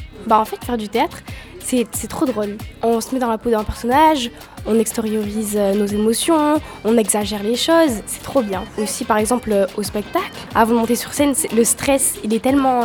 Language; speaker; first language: French; native; French